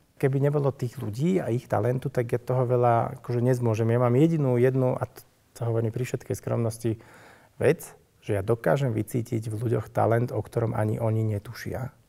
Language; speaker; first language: Slovak; native; Slovak